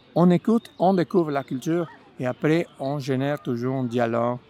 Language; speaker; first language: French; non-native, fluent; Spanish